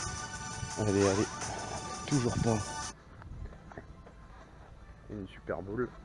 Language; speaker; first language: French; native; French